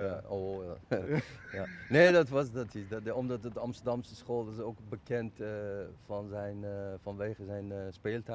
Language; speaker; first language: Dutch; non-native, fluent; Persian